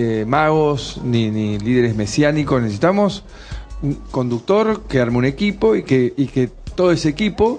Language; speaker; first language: Spanish; native; Spanish